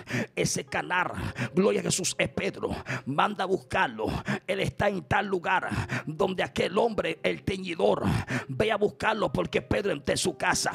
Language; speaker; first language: Spanish; native; Spanish